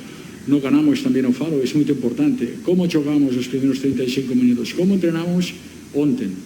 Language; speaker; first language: Portuguese; non-native, learner; Spanish